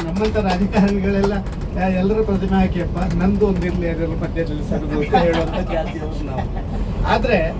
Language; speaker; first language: Kannada; native; Kannada